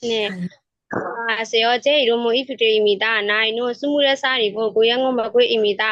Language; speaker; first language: Korean; non-native, learner; Burmese